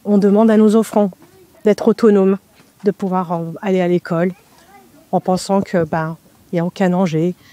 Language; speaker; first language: French; native; French